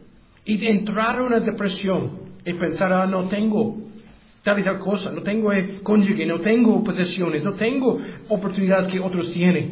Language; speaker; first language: Spanish; non-native, learner; English